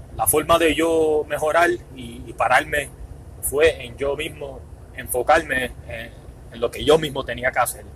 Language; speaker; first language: Spanish; early bilingual, heritage; Spanish